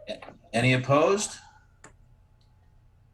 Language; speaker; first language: English; native; English